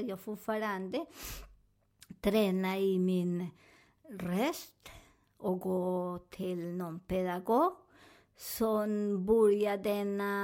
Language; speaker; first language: Swedish; non-native, learner; Spanish